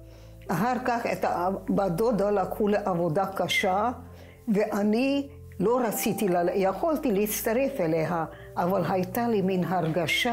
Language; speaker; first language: Hebrew; non-native, fluent; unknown